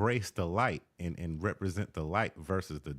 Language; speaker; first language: English; native; English